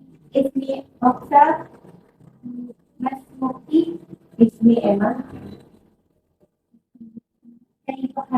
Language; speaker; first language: Arabic; non-native, learner; Indonesian